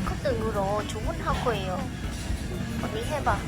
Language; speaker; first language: Korean; non-native, learner; Vietnamese